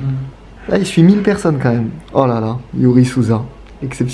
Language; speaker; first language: French; native; French